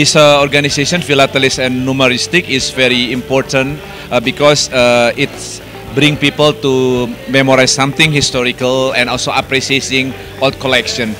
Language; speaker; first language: English; non-native, fluent; Indonesian